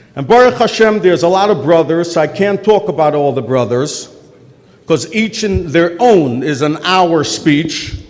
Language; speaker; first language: English; native; English